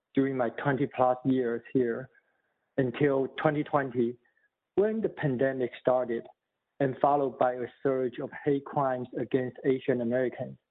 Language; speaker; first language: English; non-native, fluent; Chinese